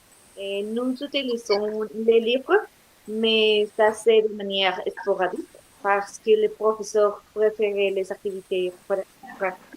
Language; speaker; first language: French; non-native, learner; Spanish